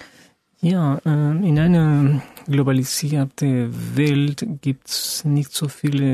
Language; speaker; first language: German; non-native, learner; Spanish